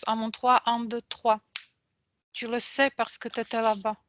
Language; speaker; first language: French; non-native, fluent; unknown